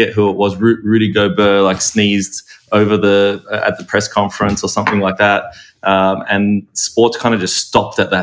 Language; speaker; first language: English; native; English